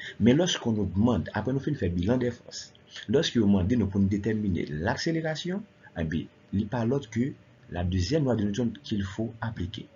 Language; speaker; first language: French; non-native, local second language; Haitian Creole